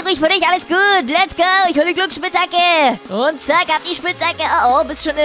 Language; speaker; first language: German; native; German